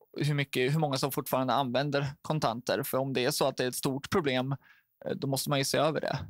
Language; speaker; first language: Swedish; native; Swedish